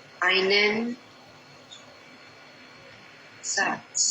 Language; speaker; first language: German; non-native, learner; Thai